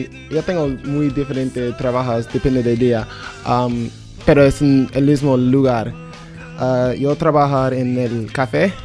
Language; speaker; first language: Spanish; non-native, learner; English